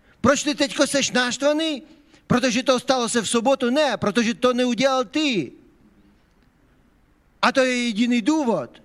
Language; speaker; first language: Czech; non-native, fluent; Ukrainian